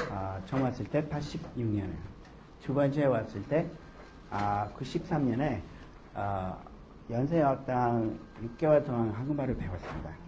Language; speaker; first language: Korean; non-native, learner; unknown